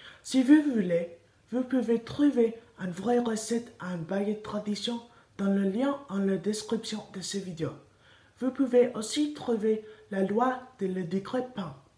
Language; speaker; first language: French; non-native, learner; Spanish